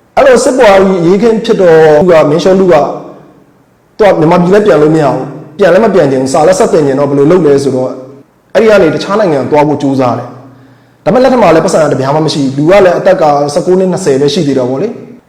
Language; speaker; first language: Burmese; non-native, local second language; Mon